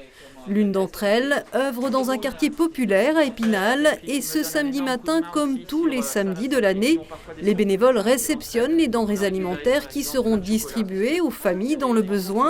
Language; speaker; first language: French; native; French